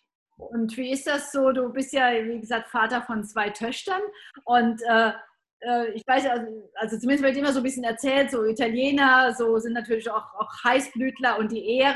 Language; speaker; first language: German; native; German